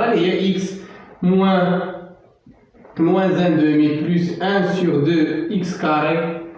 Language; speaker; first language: French; non-native, local second language; Arabic